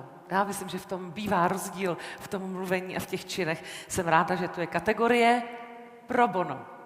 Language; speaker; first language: Czech; native; Czech